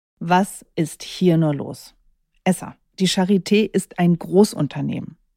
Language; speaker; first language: German; native; German